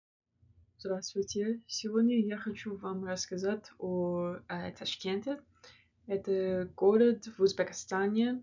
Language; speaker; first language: Russian; non-native, learner; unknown